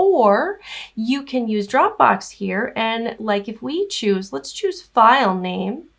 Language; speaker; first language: English; native; English